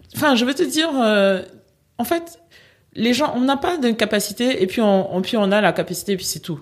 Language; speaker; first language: French; native; French